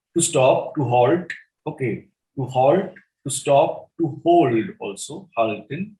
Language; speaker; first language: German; non-native, fluent; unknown